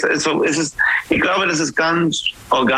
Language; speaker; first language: German; non-native, learner; English